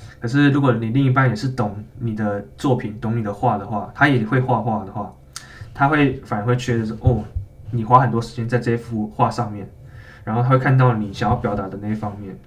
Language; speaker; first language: Chinese; native; Chinese